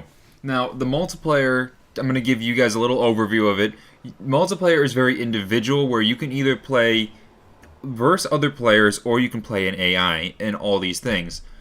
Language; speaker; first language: English; native; English